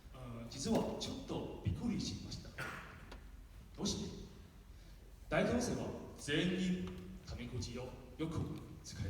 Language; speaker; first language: Japanese; non-native, learner; Min Nan Chinese